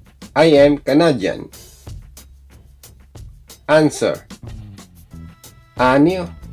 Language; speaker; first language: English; non-native, local second language; Filipino